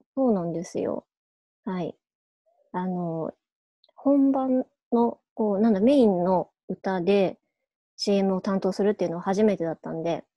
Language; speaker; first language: Japanese; native; Japanese